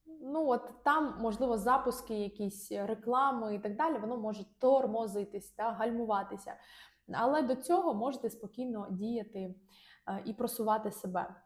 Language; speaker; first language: Ukrainian; non-native, local second language; Russian